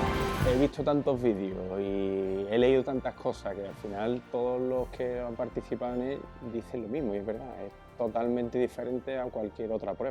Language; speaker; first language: Spanish; native; Spanish